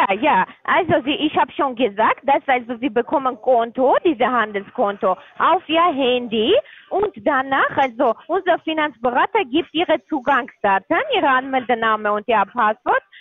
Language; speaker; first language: German; non-native, learner; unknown